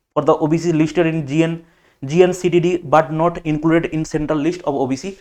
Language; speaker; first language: English; non-native, local second language; Bangla